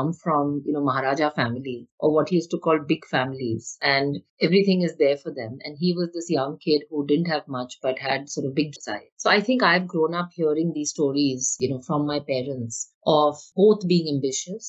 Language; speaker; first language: English; non-native, local second language; Hindi